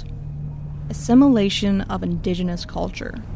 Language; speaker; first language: English; native; English